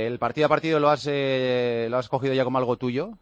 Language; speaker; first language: Spanish; native; Spanish